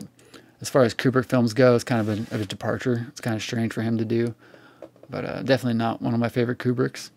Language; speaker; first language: English; native; English